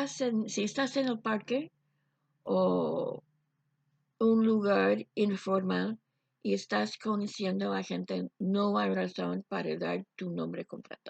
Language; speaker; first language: Spanish; non-native, fluent; English